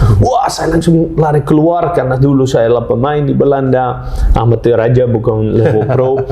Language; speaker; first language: Indonesian; non-native, fluent; Dutch